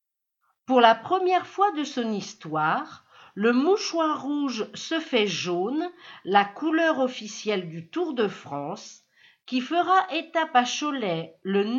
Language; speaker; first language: French; native; French